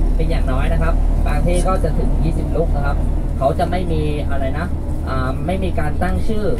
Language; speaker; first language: Thai; non-native, fluent; Vietnamese